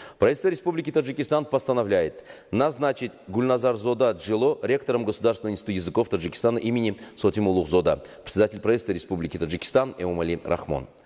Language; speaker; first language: Russian; non-native, local second language; Tajik